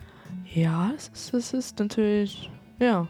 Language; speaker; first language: German; native; German